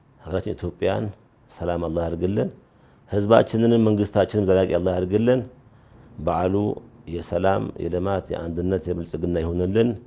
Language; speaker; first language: Amharic; native; Amharic